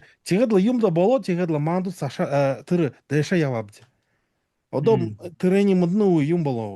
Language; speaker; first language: Mongolian; non-native, learner; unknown